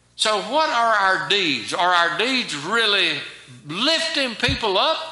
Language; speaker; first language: English; native; English